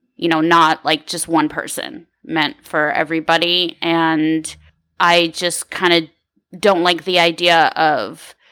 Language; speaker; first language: English; early bilingual, other home language; Ukrainian